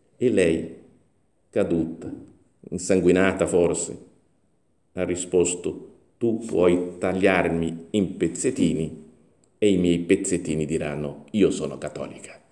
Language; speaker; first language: Italian; non-native, fluent; Portuguese